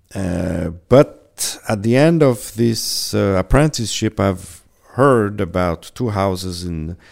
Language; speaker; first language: English; non-native, fluent; French